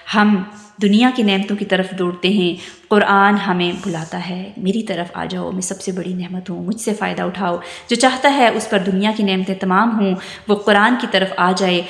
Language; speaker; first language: Urdu; native; Urdu